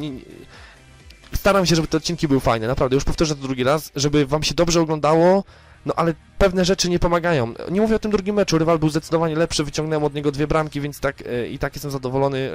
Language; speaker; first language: Polish; native; Polish